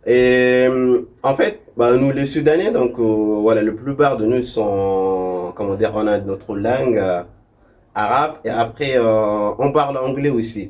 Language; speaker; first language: French; non-native, local second language; Arabic